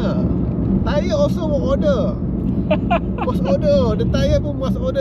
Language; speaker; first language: English; non-native, learner; Malay